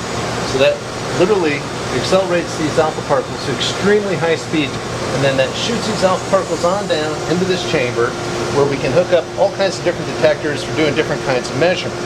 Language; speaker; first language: English; native; English